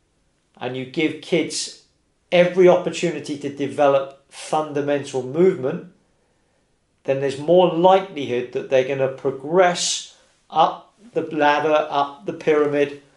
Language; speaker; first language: English; native; English